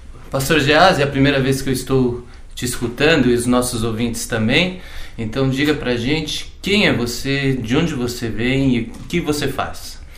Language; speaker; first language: Portuguese; native; Portuguese